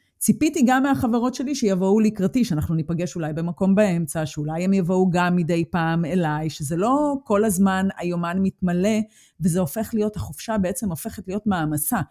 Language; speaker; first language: Hebrew; native; Hebrew